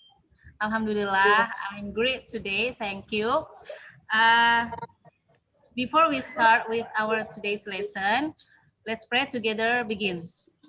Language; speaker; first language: English; non-native, learner; Indonesian